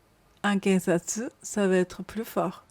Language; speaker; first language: French; non-native, learner; Japanese